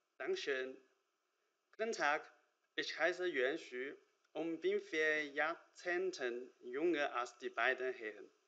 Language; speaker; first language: German; non-native, learner; Chinese